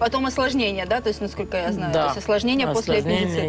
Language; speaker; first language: Russian; non-native, learner; Romanian